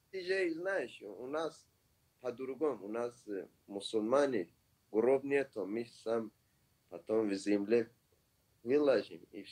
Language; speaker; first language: Russian; non-native, learner; Persian